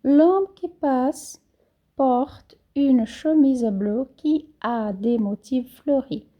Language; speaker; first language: French; non-native, fluent; Portuguese